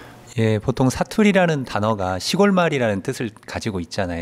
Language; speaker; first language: Korean; native; Korean